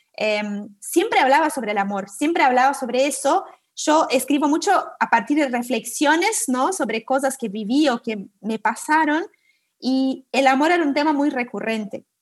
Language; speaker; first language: Spanish; non-native, fluent; Portuguese